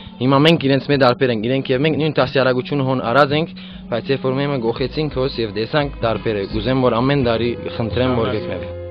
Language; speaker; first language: Armenian; early bilingual, heritage; Armenian